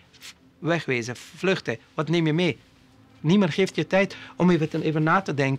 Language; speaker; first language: Dutch; non-native, learner; Persian